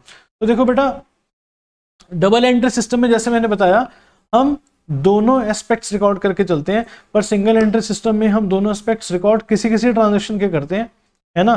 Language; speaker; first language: Hindi; native; Hindi